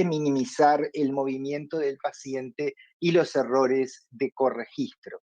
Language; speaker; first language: Spanish; native; Spanish